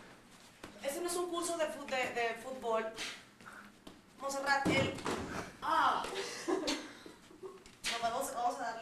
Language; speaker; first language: Spanish; native; Spanish